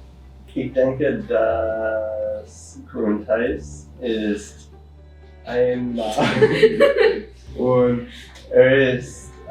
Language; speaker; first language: German; non-native, learner; English